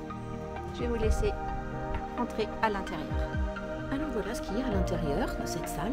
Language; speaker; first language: French; native; French